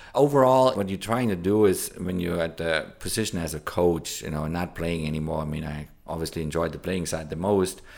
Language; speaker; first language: English; non-native, fluent; German